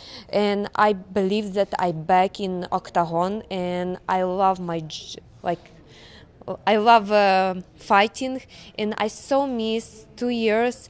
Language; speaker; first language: English; non-native, learner; Ukrainian